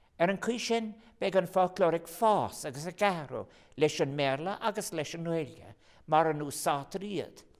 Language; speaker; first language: Irish; non-native, local second language; English